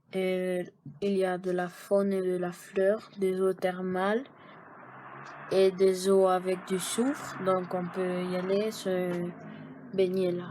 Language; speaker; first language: French; non-native, learner; Spanish